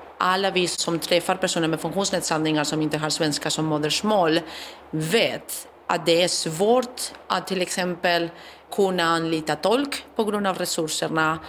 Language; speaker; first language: Swedish; non-native, fluent; Spanish